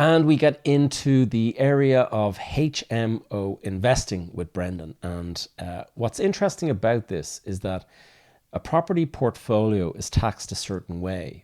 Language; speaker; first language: English; native; English